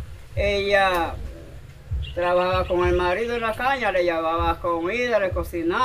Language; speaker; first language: Spanish; native; Spanish